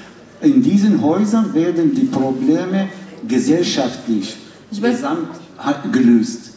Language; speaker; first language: German; non-native, fluent; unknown